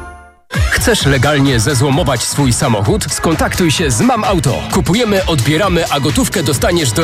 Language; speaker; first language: Polish; native; Polish